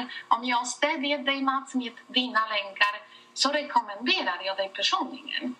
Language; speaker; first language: Swedish; non-native, fluent; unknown